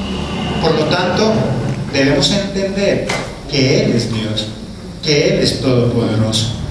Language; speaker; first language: Spanish; native; Spanish